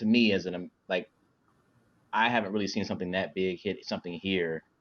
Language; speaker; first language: English; native; English